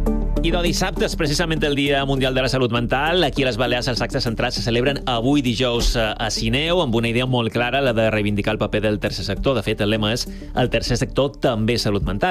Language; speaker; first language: Catalan; native; Catalan